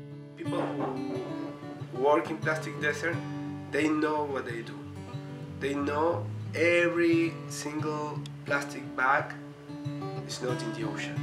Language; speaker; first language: English; non-native, fluent; Spanish